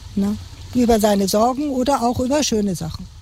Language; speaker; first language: German; native; German